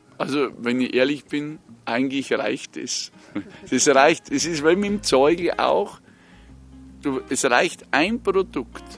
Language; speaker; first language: German; native; German